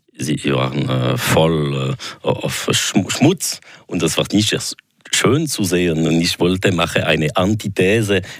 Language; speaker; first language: German; non-native, local second language; French